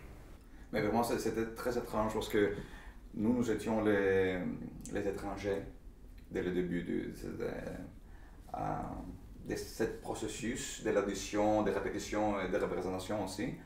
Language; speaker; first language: French; non-native, fluent; Greek